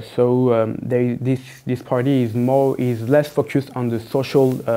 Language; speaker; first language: English; non-native, fluent; French